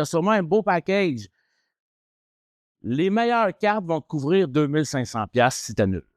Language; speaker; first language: French; native; French